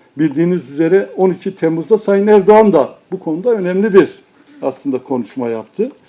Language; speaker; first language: Turkish; non-native, local second language; Kurdish